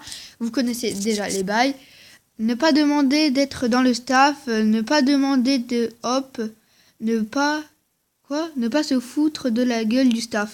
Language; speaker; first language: French; native; French